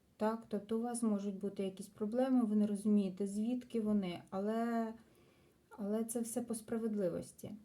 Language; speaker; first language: Ukrainian; non-native, local second language; Russian